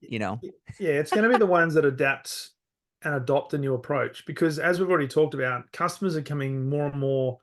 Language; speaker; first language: English; native; English